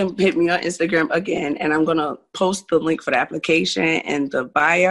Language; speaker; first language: English; native; English